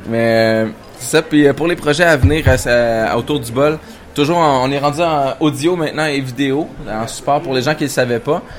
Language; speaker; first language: French; native; French